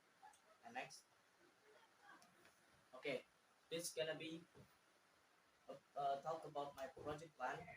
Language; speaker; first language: English; non-native, learner; Indonesian